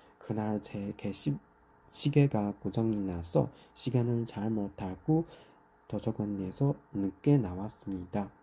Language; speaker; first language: Korean; non-native, learner; Chinese